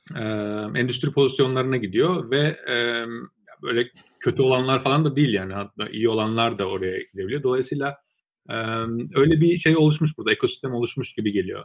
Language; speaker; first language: Turkish; early bilingual, other home language; Azerbaijani